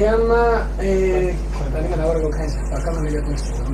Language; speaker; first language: Spanish; non-native, fluent; Chinese